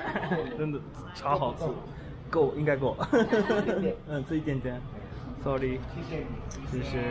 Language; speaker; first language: Chinese; non-native, learner; Japanese